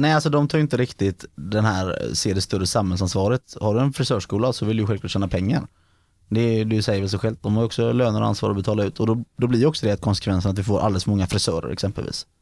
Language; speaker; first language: Swedish; native; Swedish